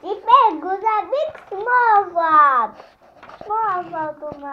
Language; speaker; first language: Russian; native; Russian